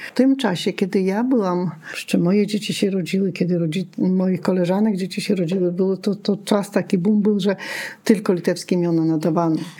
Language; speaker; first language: Polish; non-native, local second language; Lithuanian